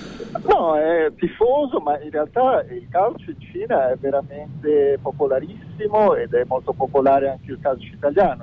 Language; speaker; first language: Italian; early bilingual, other home language; Chinese